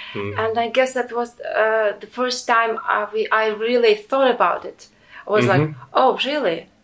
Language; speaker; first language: English; non-native, fluent; Ukrainian